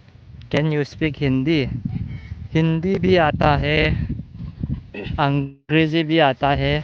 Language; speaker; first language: Hindi; non-native, local second language; Thado Chin